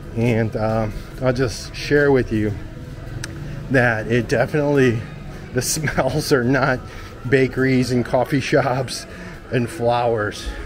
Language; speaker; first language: English; native; English